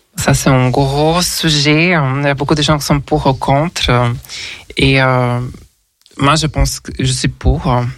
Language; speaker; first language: French; non-native, fluent; Portuguese